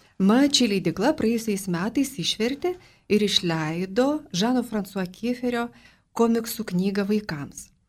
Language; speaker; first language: Lithuanian; native; Lithuanian